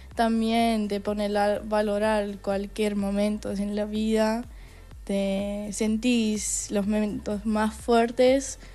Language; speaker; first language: Spanish; non-native, fluent; Estonian